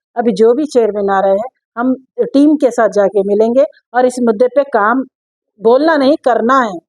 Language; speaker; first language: Hindi; non-native, local second language; Urdu